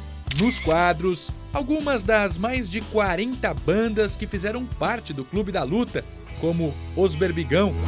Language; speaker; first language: Portuguese; native; Portuguese